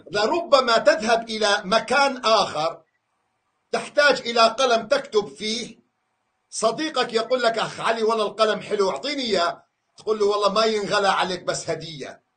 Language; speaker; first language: Arabic; non-native, local second language; Kurdish